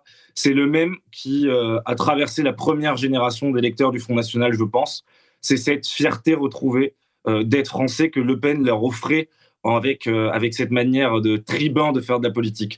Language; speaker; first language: French; native; French